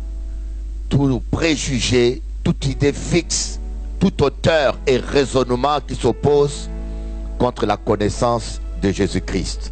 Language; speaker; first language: French; non-native, local second language; Lingala